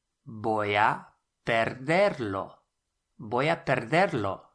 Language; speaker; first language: Spanish; non-native, fluent; English